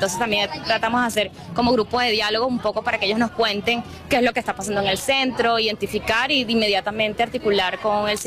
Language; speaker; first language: Spanish; native; Spanish